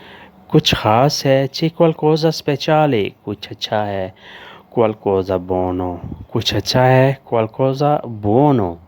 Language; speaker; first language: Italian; non-native, learner; Urdu